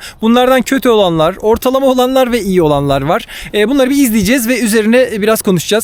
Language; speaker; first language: Turkish; native; Turkish